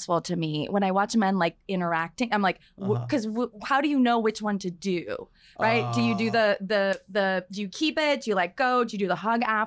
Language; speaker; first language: English; native; English